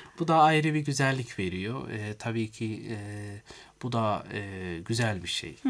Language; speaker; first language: Turkish; non-native, fluent; Somali